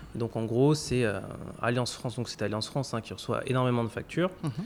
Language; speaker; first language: French; native; French